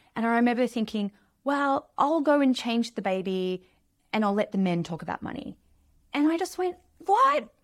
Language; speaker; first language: English; native; English